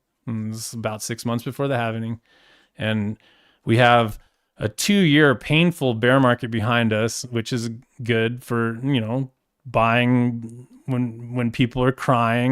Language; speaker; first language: English; native; English